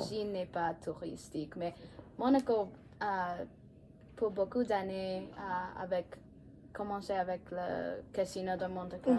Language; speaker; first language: French; non-native, learner; English